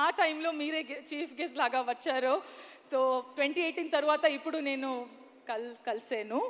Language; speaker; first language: Telugu; non-native, learner; Kannada